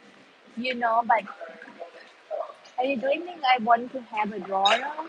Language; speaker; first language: English; non-native, learner; Thai